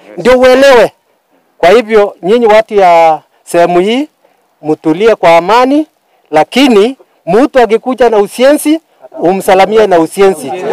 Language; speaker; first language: Swahili; non-native, local second language; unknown